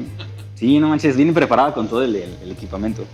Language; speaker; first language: Spanish; native; Spanish